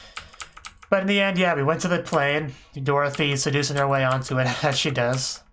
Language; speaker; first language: English; native; English